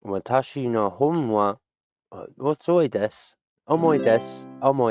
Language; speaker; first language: Japanese; non-native, learner; English